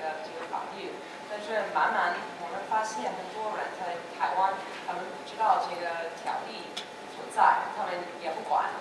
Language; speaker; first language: Chinese; non-native, fluent; English